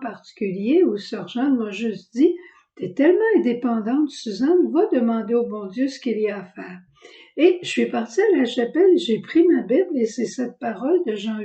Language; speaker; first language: French; native; French